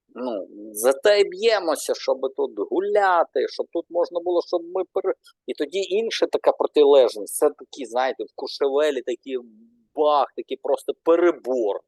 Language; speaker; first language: Ukrainian; non-native, local second language; Russian